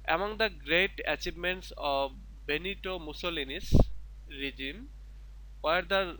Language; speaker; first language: English; non-native, local second language; Bangla